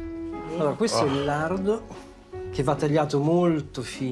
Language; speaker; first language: Italian; native; Italian